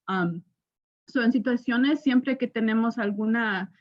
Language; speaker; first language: Spanish; early bilingual, other home language; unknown